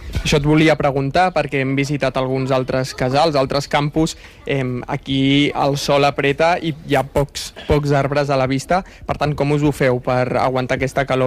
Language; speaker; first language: Catalan; native; Catalan